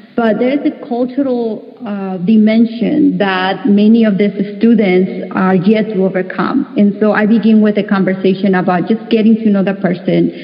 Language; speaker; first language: English; non-native, fluent; Spanish